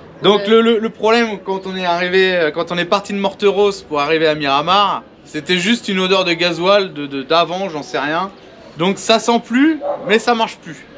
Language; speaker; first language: French; native; French